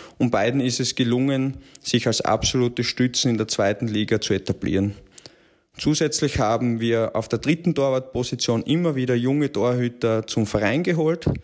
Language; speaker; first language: German; native; German